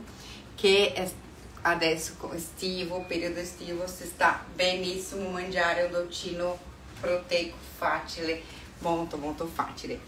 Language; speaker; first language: Italian; non-native, fluent; Portuguese